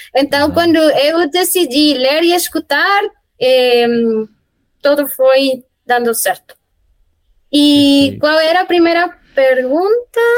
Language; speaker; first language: Portuguese; non-native, fluent; Spanish